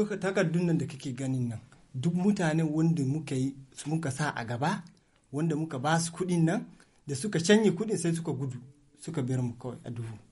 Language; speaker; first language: Hausa; non-native, local second language; Fula